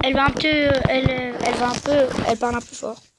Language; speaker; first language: French; native; French